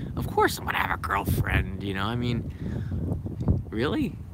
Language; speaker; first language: English; native; English